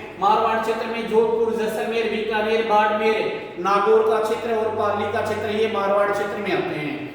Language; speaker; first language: Hindi; native; Hindi